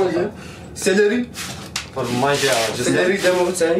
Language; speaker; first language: French; non-native, local second language; Arabic